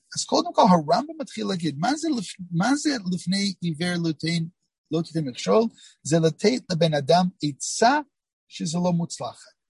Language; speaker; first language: Hebrew; non-native, fluent; English